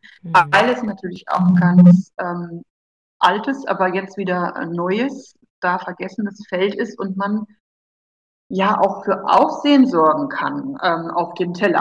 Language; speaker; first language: German; native; German